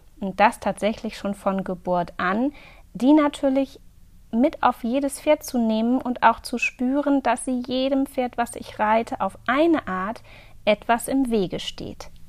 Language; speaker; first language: German; native; German